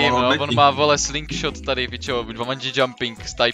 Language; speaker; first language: Czech; native; Czech